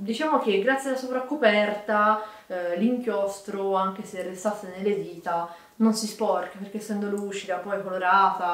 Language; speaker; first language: Italian; native; Italian